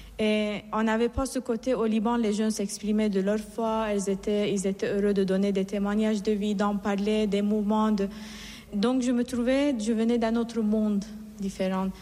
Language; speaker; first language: French; non-native, fluent; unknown